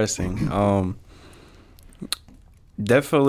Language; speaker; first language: English; native; English